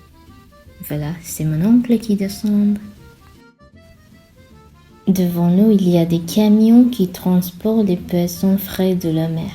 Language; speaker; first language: French; non-native, fluent; Sinhala